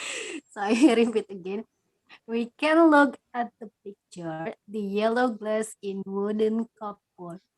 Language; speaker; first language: English; non-native, learner; Indonesian